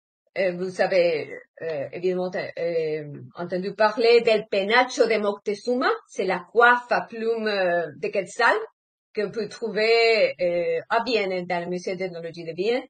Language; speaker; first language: French; non-native, fluent; Spanish